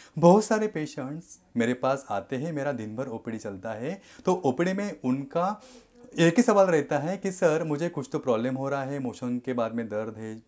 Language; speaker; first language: Hindi; non-native, local second language; Marathi